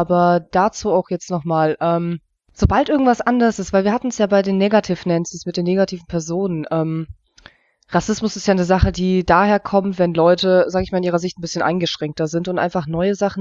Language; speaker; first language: German; early bilingual, other home language; Russian